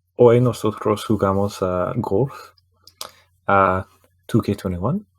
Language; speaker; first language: Spanish; non-native, learner; English